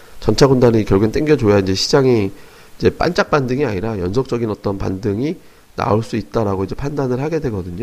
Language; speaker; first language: Korean; native; Korean